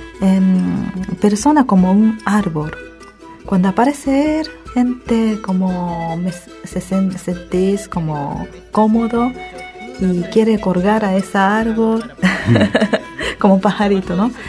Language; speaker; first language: Spanish; early bilingual, other home language; Japanese